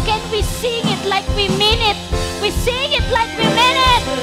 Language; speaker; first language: English; non-native, local second language; Filipino